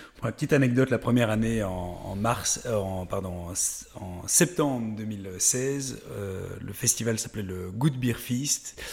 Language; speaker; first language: French; native; French